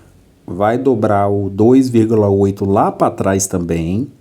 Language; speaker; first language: Portuguese; native; Portuguese